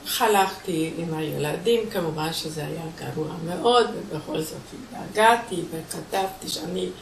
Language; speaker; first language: Hebrew; non-native, fluent; Hungarian